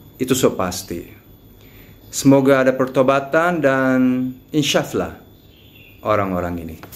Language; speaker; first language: Indonesian; non-native, fluent; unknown